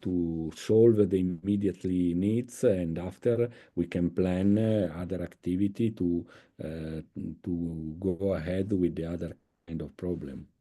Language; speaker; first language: English; non-native, fluent; Italian